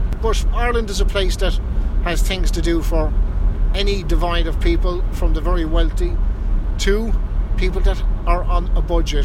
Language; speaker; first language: English; native; English